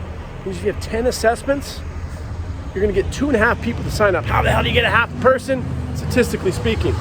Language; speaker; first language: English; native; English